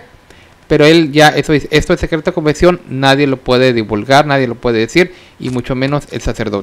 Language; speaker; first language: Spanish; native; Spanish